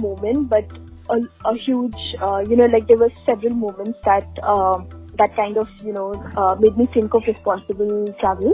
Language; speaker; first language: English; non-native, local second language; Hindi